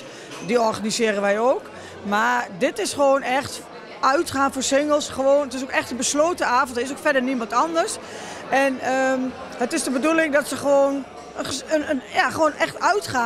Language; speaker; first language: Dutch; native; Dutch